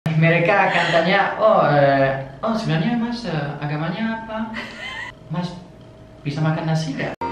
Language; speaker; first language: Indonesian; non-native, fluent; French